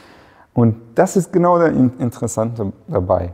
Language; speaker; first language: German; non-native, fluent; Persian